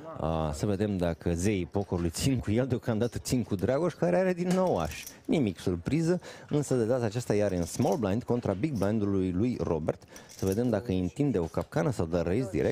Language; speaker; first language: Romanian; native; Romanian